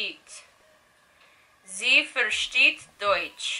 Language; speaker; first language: German; non-native, learner; English